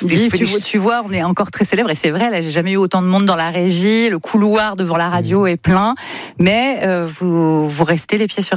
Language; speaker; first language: French; native; French